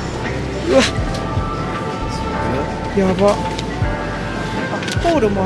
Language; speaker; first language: Japanese; non-native, fluent; Estonian